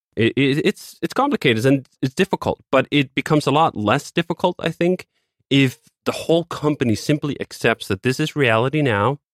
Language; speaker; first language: English; non-native, fluent; Danish